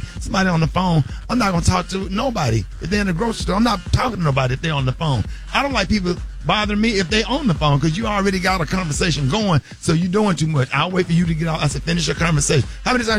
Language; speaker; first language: English; native; English